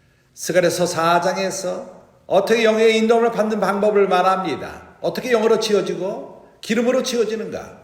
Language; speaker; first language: Korean; native; Korean